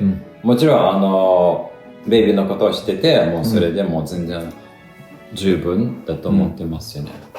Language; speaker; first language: Japanese; non-native, fluent; Lithuanian